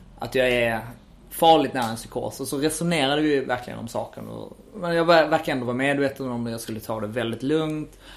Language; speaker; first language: Swedish; native; Swedish